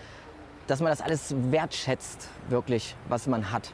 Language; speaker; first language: German; native; German